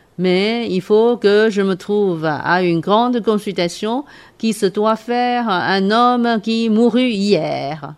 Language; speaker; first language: French; non-native, fluent; Chinese